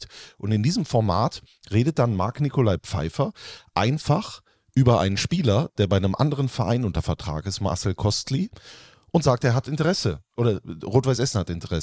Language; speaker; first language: German; native; German